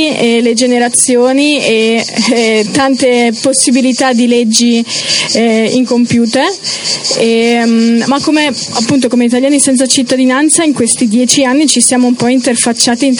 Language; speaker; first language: Italian; early bilingual, other home language; Romanian